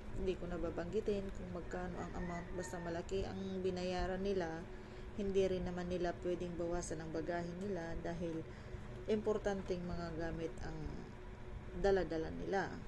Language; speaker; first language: Filipino; non-native, local second language; Waray